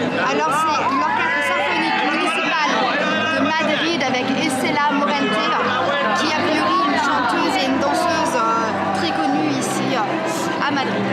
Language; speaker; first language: French; native; French